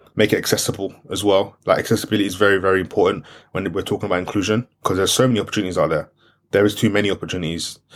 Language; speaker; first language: English; non-native, local second language; French